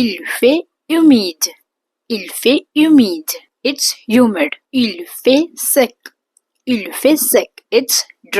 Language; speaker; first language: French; non-native, fluent; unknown